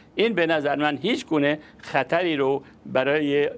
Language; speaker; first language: Persian; non-native, local second language; Azerbaijani